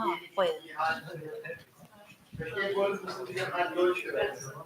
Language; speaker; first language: German; non-native, fluent; Arabic